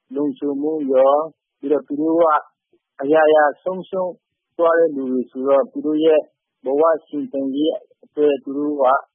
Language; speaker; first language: Burmese; non-native, local second language; Rohingya